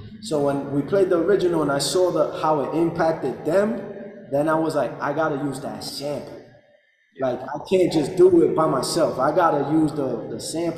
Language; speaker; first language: English; early bilingual, other home language; Spanish